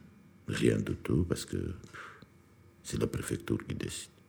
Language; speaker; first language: French; non-native, learner; Georgian